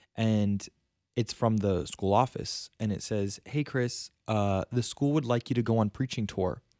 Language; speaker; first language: English; native; English